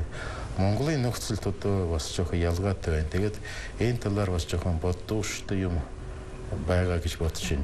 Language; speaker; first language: Mongolian; non-native, fluent; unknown